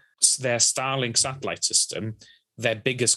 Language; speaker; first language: English; native; English